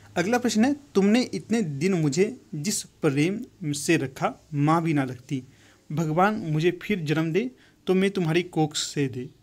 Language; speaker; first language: Hindi; native; Hindi